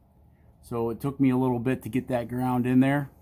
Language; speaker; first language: English; native; English